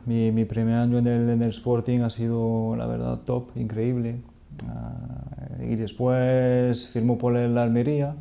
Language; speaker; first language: Spanish; non-native, fluent; French